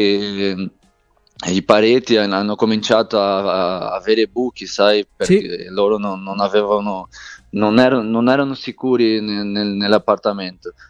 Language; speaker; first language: Italian; non-native, fluent; Portuguese